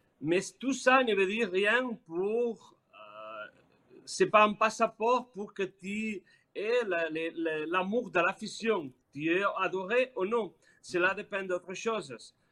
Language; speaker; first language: French; non-native, learner; Spanish